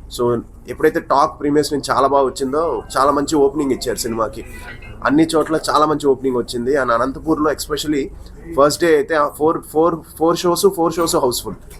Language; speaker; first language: Telugu; native; Telugu